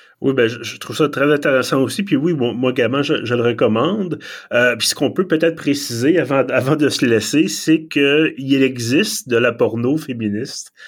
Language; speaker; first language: French; native; French